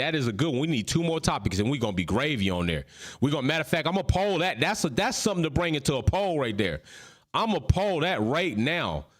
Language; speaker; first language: English; native; English